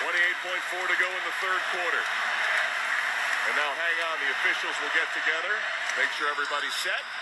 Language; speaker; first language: English; native; English